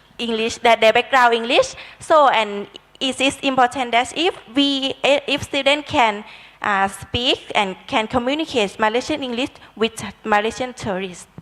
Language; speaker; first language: English; non-native, learner; Thai